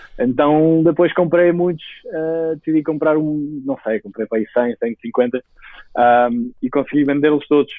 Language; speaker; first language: Portuguese; non-native, fluent; Spanish